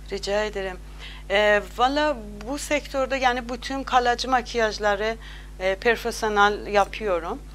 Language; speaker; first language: Turkish; non-native, learner; Azerbaijani